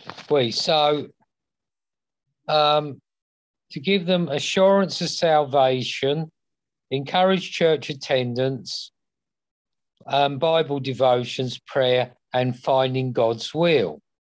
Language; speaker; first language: English; native; English